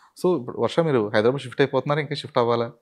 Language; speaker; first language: Telugu; native; Telugu